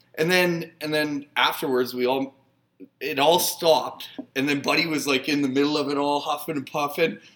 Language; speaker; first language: English; native; English